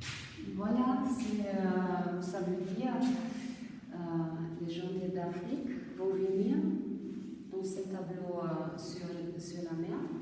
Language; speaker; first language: French; non-native, fluent; German